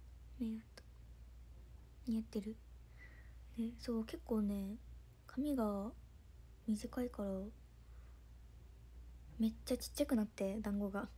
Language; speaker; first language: Japanese; native; Japanese